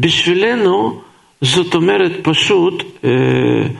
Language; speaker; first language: Hebrew; non-native, fluent; Russian